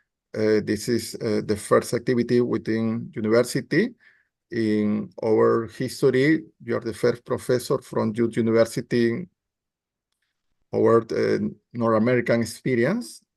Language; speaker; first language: English; non-native, learner; Spanish